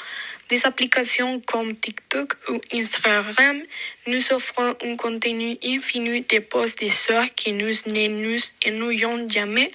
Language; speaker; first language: French; non-native, fluent; Spanish